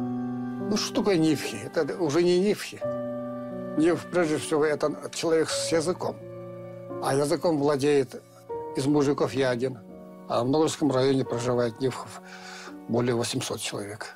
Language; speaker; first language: Russian; non-native, local second language; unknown